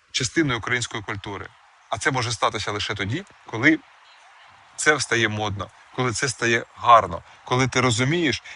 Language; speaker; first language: Ukrainian; non-native, local second language; Russian